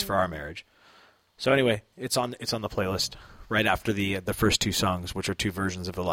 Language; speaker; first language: English; native; English